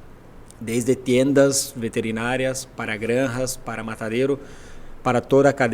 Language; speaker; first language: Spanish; non-native, fluent; Portuguese